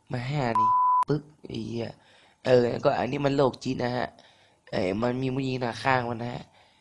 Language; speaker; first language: Thai; native; Thai